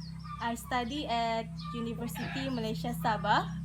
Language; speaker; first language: English; non-native, learner; Malay